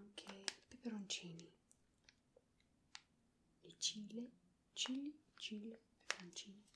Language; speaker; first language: Italian; non-native, learner; Spanish